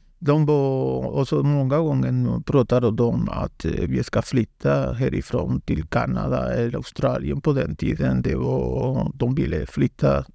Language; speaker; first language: Swedish; non-native, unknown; Spanish